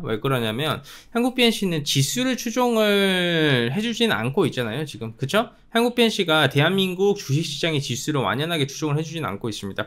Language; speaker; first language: Korean; native; Korean